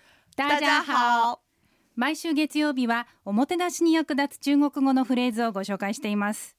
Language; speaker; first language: Japanese; native; Japanese